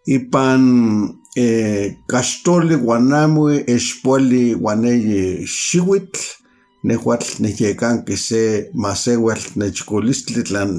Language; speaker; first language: Spanish; non-native, local second language; Nahuatl languages